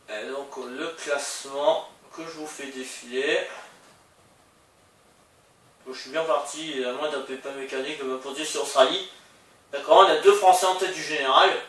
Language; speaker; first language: French; native; French